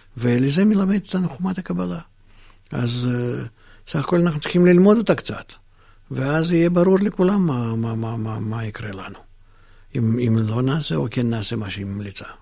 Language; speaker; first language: Hebrew; non-native, fluent; Russian